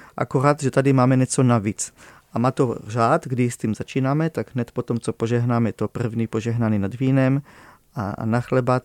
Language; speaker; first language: Czech; non-native, fluent; Hebrew